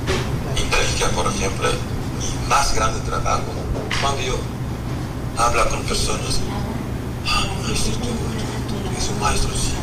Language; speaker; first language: Spanish; non-native, learner; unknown